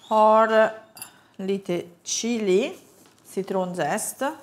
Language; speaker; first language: Swedish; non-native, fluent; Italian